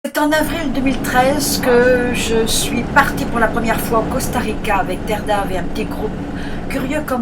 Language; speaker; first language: French; native; French